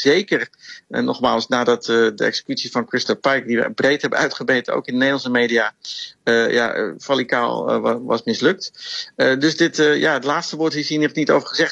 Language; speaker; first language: Dutch; native; Dutch